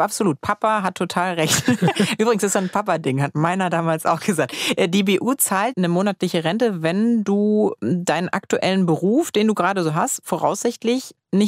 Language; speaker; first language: German; native; German